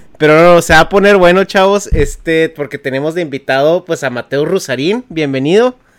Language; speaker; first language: Spanish; native; Spanish